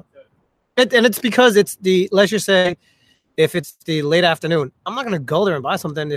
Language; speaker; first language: English; early bilingual, other home language; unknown